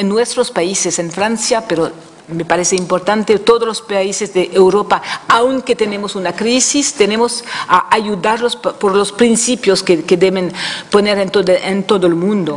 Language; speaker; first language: Spanish; non-native, fluent; French